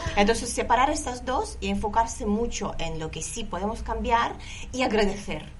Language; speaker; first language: Spanish; non-native, fluent; Lithuanian